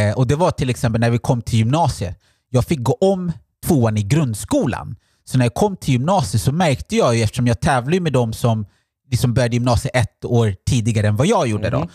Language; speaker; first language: Swedish; early bilingual, other home language; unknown